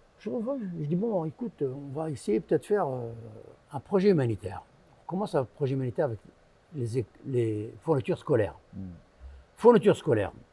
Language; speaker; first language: French; early bilingual, other home language; Arabic